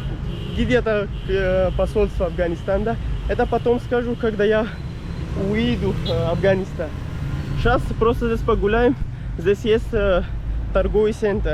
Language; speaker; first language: Russian; non-native, local second language; Kyrgyz